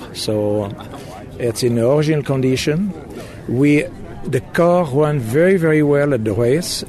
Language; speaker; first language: English; non-native, fluent; German